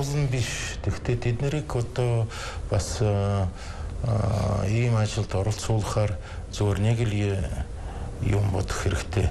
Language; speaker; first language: Mongolian; non-native, fluent; Russian